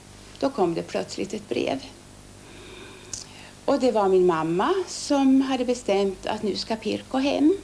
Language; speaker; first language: Swedish; early bilingual, other home language; Finnish